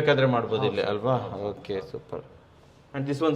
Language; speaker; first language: Kannada; native; Kannada